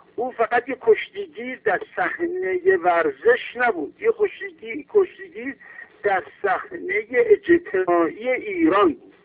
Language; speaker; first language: Persian; native; Persian